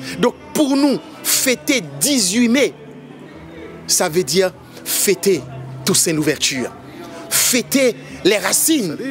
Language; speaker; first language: French; non-native, local second language; Haitian Creole